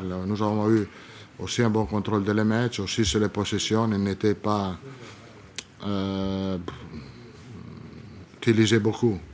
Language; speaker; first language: French; non-native, learner; Italian